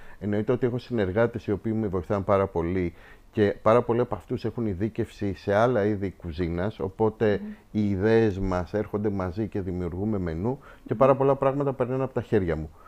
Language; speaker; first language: Greek; early bilingual, heritage; Greek